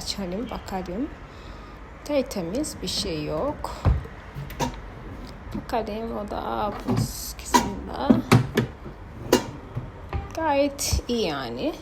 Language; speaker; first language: Turkish; non-native, fluent; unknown